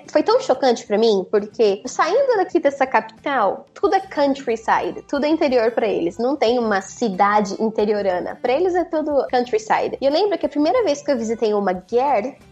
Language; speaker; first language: Portuguese; native; Portuguese